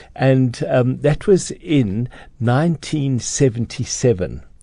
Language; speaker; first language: English; native; English